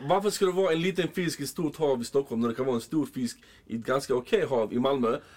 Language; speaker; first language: Swedish; early bilingual, other home language; Arabic